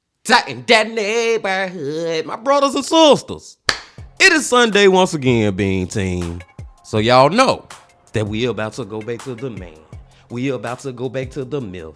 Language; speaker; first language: English; native; English